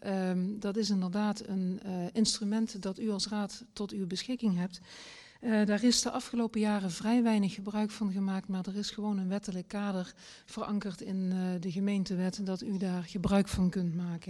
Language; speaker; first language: Dutch; native; Dutch